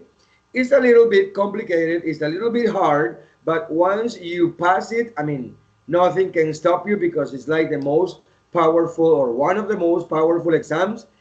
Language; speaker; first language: English; non-native, fluent; Spanish